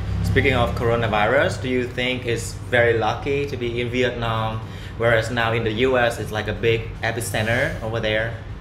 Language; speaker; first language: English; non-native, fluent; Vietnamese